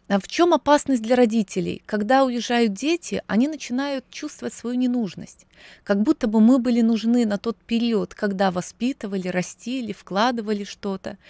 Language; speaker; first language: Russian; native; Russian